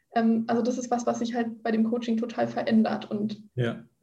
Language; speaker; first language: German; native; German